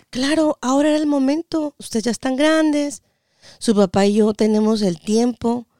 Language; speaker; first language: Spanish; native; Spanish